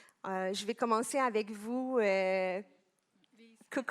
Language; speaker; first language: French; non-native, local second language; Arabic